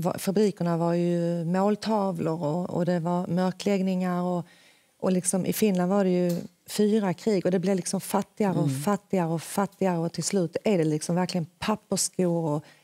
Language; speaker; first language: Swedish; early bilingual, other home language; Finnish